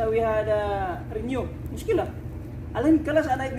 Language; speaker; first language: Arabic; non-native, learner; Filipino